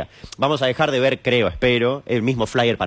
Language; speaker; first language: Spanish; native; Spanish